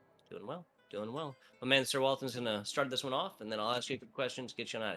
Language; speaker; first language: English; native; English